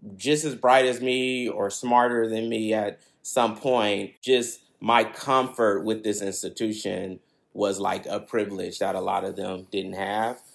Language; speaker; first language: English; native; English